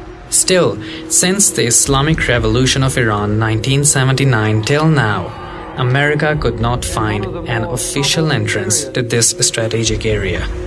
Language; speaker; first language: English; non-native, local second language; Punjabi